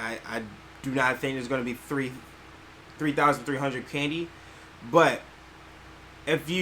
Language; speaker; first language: English; native; English